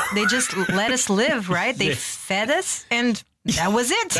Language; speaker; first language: English; non-native, fluent; Portuguese